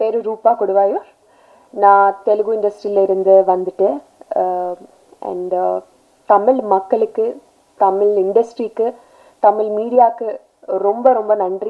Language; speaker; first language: Tamil; non-native, learner; Telugu